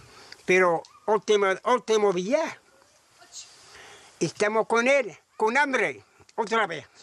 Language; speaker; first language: Spanish; non-native, learner; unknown